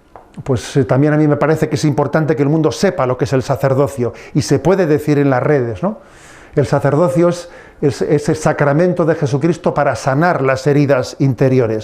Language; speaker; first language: Spanish; native; Spanish